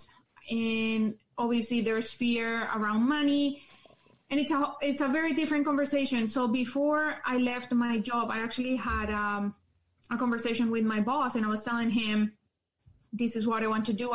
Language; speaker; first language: English; non-native, fluent; Spanish